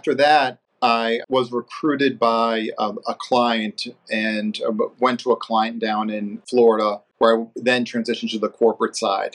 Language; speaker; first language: English; native; English